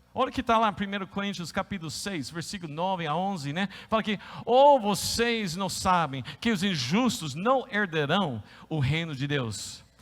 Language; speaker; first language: Portuguese; non-native, fluent; English